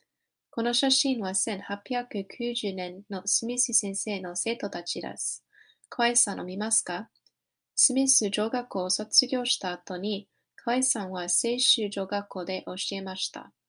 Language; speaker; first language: Japanese; non-native, learner; English